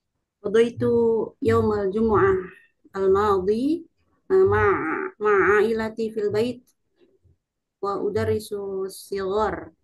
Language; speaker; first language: Arabic; non-native, learner; Indonesian